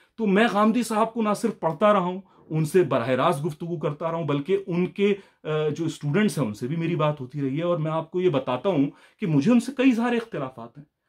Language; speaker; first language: Urdu; native; Urdu